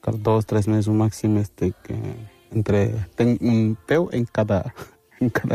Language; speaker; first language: Catalan; non-native, local second language; Wolof